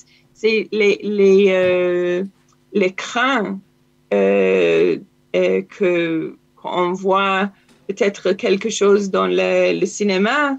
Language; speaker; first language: French; non-native, learner; Hebrew